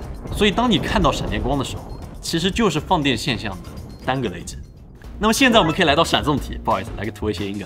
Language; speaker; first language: Chinese; native; Chinese